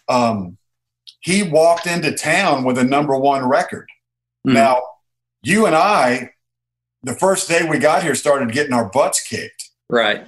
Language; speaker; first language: English; native; English